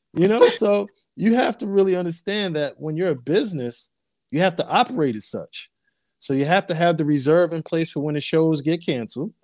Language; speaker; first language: English; native; English